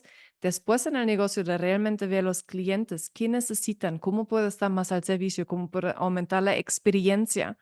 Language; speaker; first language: Spanish; non-native, fluent; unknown